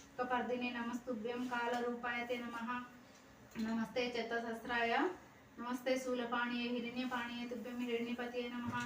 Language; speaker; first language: Telugu; native; Telugu